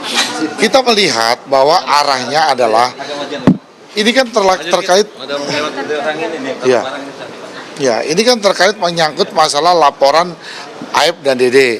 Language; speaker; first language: Indonesian; native; Indonesian